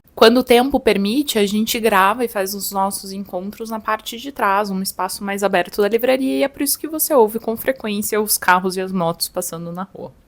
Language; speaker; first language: Portuguese; native; Portuguese